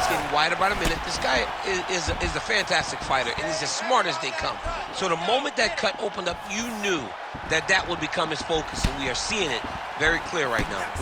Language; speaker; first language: English; native; English